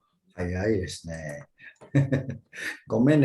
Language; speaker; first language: Japanese; non-native, fluent; Malay